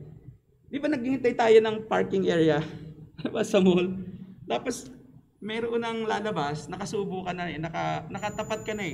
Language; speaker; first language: Filipino; native; Filipino